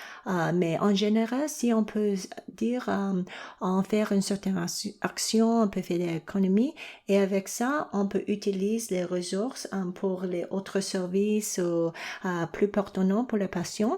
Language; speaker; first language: French; non-native, local second language; English